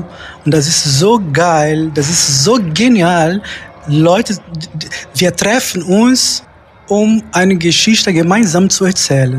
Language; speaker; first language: German; non-native, fluent; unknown